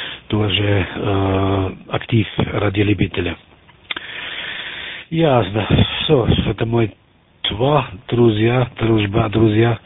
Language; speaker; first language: Russian; non-native, learner; German